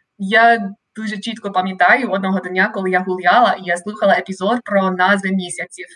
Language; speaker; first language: Ukrainian; non-native, fluent; English